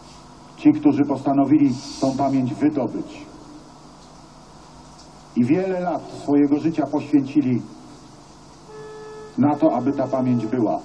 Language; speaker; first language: Polish; native; Polish